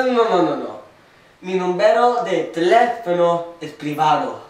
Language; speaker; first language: Spanish; non-native, learner; English